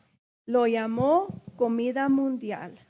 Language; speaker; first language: Spanish; early bilingual, heritage; English